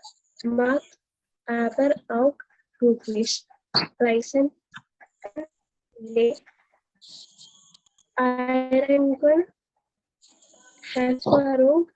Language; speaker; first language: German; non-native, learner; Malayalam